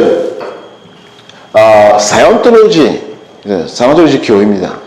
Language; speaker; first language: Korean; non-native, learner; French